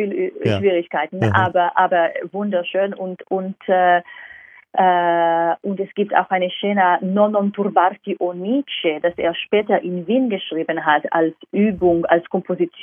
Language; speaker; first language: German; non-native, fluent; Hebrew